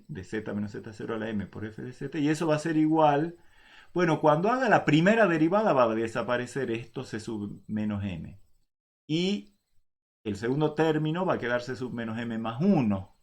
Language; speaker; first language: Spanish; native; Spanish